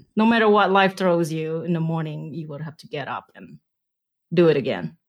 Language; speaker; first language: English; non-native, fluent; Indonesian